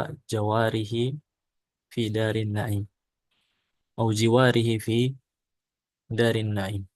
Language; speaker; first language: Arabic; non-native, fluent; Indonesian